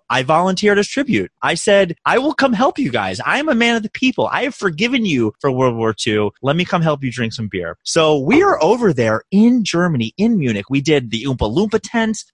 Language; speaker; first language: English; native; English